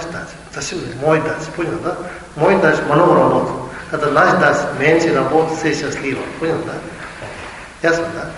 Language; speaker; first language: Russian; non-native, learner; Tibetan